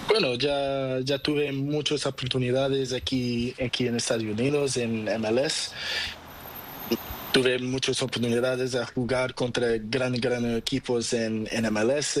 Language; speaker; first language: Spanish; non-native, learner; Portuguese